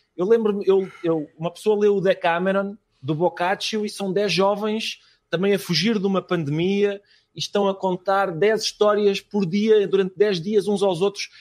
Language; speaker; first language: Portuguese; native; Portuguese